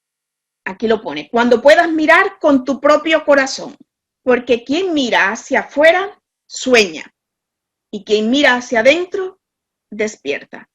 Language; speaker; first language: Spanish; native; Spanish